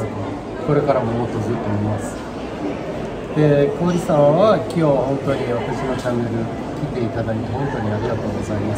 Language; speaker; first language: Japanese; non-native, fluent; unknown